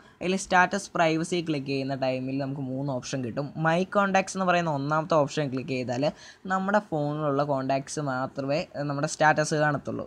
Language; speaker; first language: Malayalam; native; Malayalam